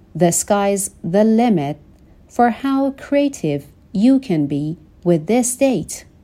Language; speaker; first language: English; non-native, fluent; Persian